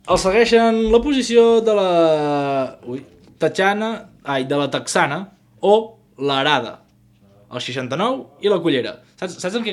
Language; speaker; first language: Catalan; native; Catalan